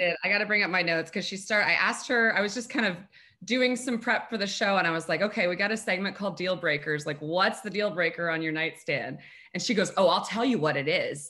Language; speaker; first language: English; native; English